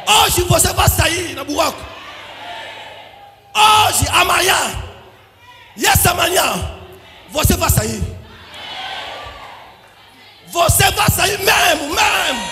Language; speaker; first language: Portuguese; non-native, learner; Lingala